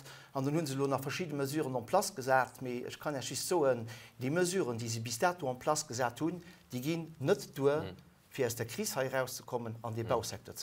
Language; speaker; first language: German; non-native, local second language; Luxembourgish